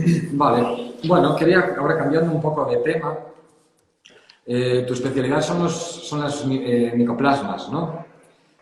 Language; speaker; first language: Spanish; native; Spanish